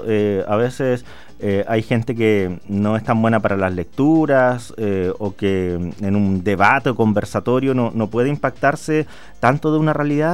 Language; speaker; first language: Spanish; native; Spanish